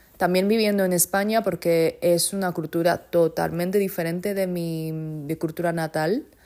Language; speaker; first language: Spanish; non-native, fluent; Japanese